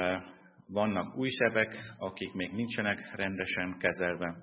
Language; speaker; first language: Hungarian; non-native, fluent; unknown